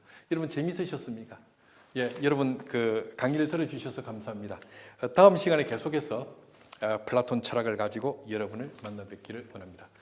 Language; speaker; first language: Korean; native; Korean